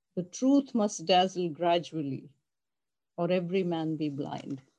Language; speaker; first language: English; non-native, local second language; Urdu